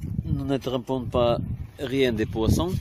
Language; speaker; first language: French; non-native, learner; Ukrainian